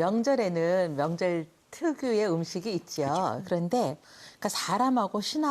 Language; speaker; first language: Korean; native; Korean